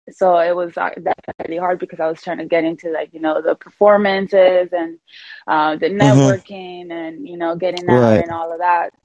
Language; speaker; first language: English; early bilingual, other home language; Spanish